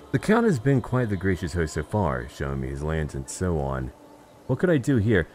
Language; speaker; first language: English; native; English